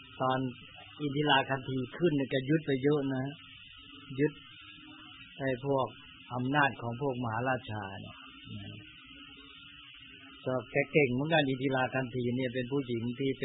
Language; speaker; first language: Thai; native; Thai